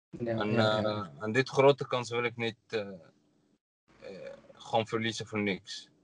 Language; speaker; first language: Dutch; non-native, learner; Arabic